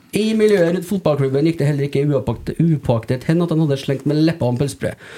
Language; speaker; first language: Norwegian; native; Norwegian